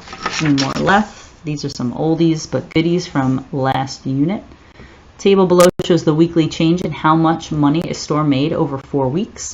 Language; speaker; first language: English; native; English